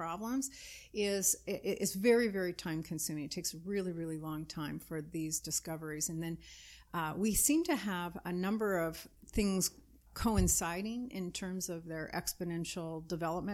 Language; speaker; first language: English; native; English